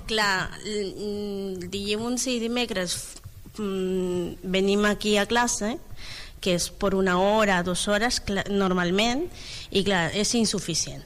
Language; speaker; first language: Catalan; non-native, learner; Spanish